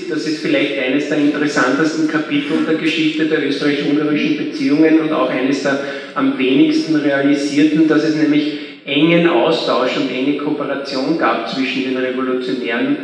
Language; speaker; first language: German; native; German